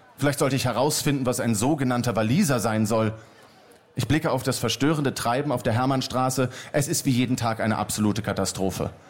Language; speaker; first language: German; native; German